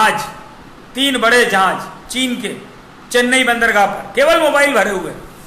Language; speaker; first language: Hindi; native; Hindi